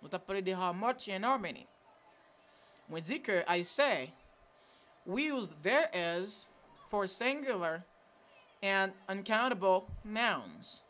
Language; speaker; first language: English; non-native, fluent; Haitian Creole